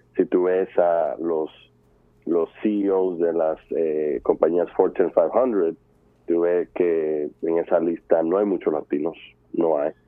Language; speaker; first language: Spanish; early bilingual, heritage; Spanish